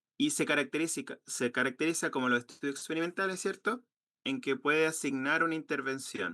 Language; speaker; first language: Spanish; native; Spanish